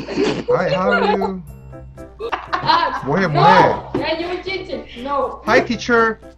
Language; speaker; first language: English; non-native, fluent; Korean